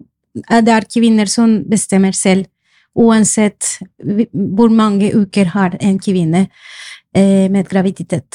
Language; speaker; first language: Norwegian; non-native, fluent; Spanish